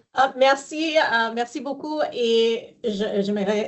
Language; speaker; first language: French; non-native, fluent; English